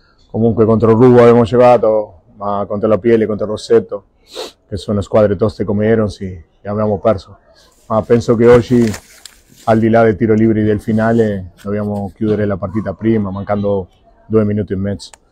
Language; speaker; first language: Italian; non-native, fluent; Spanish